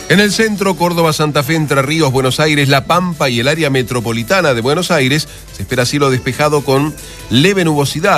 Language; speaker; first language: Spanish; native; Spanish